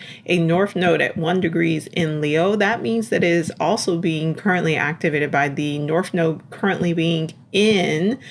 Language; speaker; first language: English; native; English